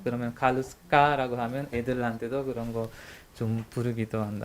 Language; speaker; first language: Korean; non-native, learner; Hungarian